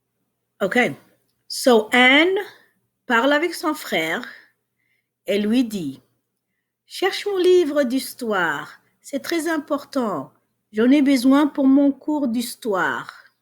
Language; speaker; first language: French; non-native, fluent; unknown